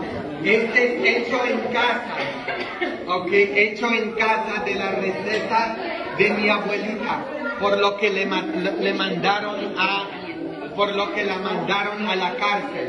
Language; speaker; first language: Spanish; non-native, fluent; Polish